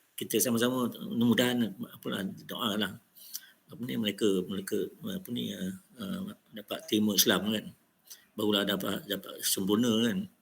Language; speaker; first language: Malay; native; Malay